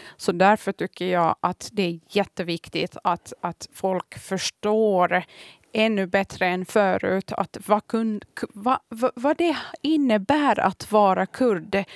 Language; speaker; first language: Swedish; early bilingual, other home language; Kurdish